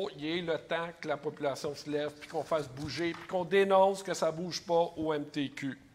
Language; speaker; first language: French; native; French